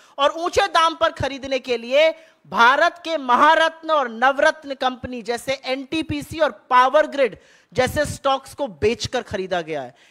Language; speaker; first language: Hindi; native; Hindi